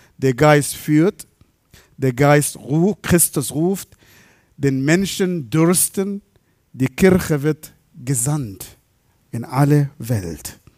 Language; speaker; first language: German; non-native, fluent; Arabic